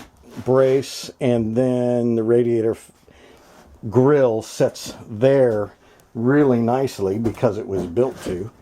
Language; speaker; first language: English; native; English